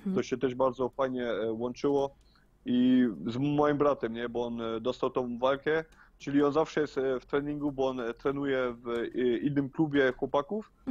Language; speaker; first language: Polish; early bilingual, heritage; Polish